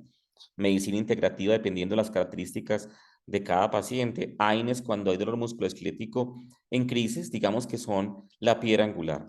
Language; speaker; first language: Spanish; native; Spanish